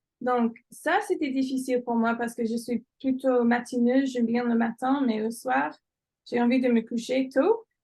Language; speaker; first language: French; non-native, fluent; English